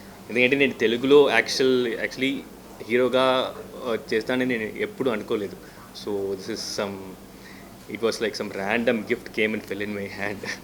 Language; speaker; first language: Telugu; non-native, fluent; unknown